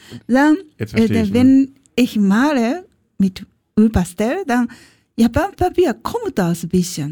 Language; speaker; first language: German; non-native, learner; Japanese